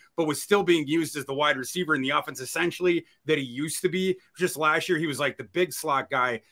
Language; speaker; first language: English; native; English